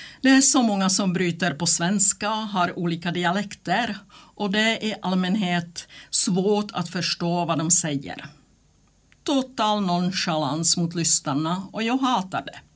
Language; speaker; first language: Swedish; non-native, fluent; Czech